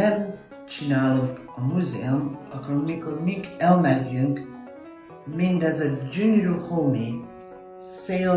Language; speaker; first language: Hungarian; early bilingual, heritage; Hungarian